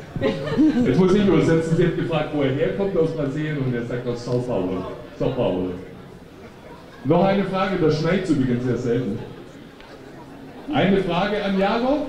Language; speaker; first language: German; native; German